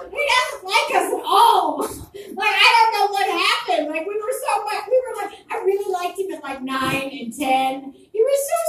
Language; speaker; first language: English; native; English